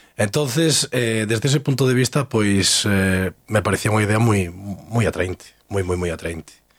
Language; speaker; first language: Galician; native; Galician